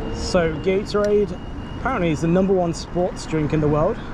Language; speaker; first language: English; native; English